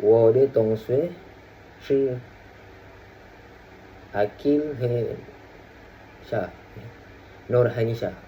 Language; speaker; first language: Chinese; non-native, learner; Malay